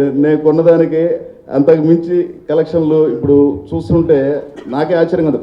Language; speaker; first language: Telugu; native; Telugu